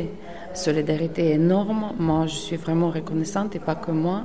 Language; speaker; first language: French; non-native, fluent; Ukrainian